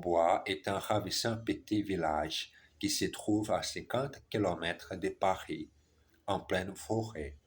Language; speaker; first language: French; non-native, learner; German